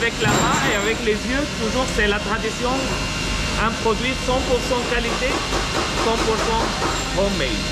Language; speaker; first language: French; non-native, local second language; Arabic